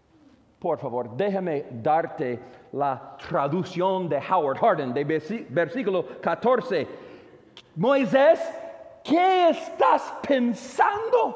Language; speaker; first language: Spanish; non-native, fluent; English